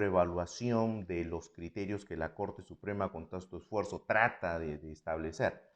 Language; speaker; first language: Spanish; native; Spanish